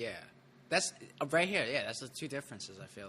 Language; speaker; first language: English; native; English